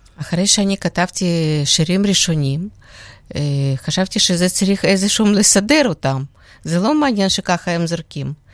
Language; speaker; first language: Hebrew; non-native, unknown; Russian